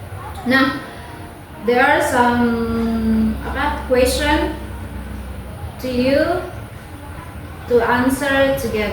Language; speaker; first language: English; non-native, local second language; Indonesian